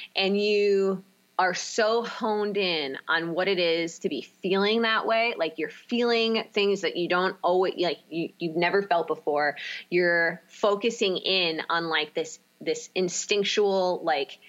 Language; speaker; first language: English; native; English